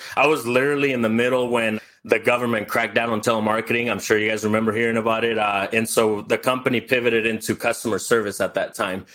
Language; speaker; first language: English; early bilingual, other home language; Spanish